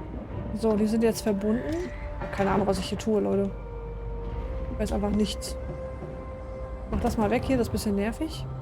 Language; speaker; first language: German; native; German